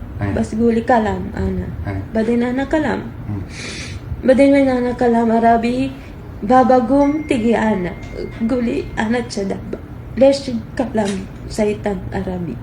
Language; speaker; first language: Arabic; non-native, learner; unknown